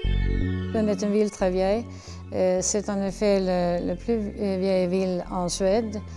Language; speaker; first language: French; non-native, fluent; Swedish